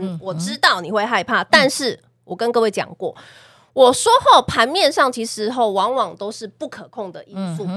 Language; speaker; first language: Chinese; native; Chinese